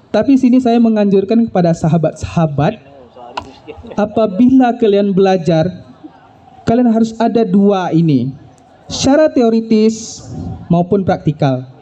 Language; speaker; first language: Indonesian; native; Indonesian